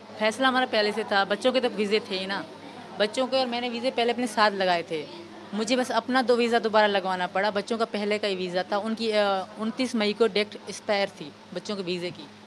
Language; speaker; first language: Urdu; non-native, local second language; Sindhi